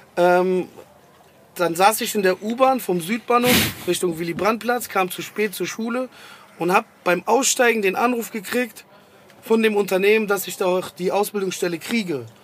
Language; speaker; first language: German; early bilingual, other home language; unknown